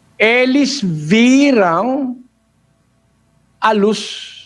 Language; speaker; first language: Portuguese; non-native, learner; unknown